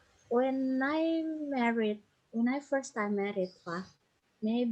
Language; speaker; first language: English; non-native, fluent; Indonesian